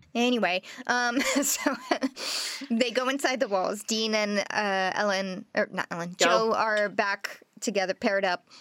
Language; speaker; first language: English; native; English